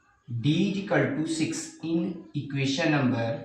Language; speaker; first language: English; non-native, local second language; Hindi